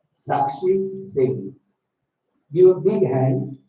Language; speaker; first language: English; non-native, local second language; Marathi